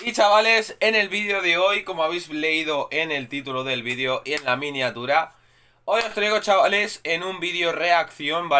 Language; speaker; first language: Spanish; native; Spanish